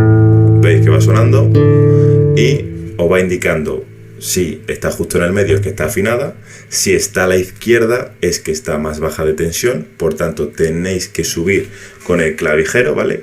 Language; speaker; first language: Spanish; native; Spanish